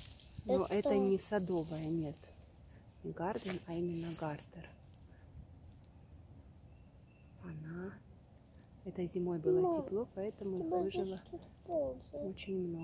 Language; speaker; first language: Russian; native; Russian